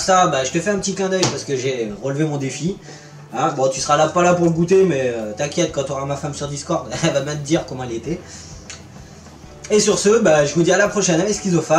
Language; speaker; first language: French; native; French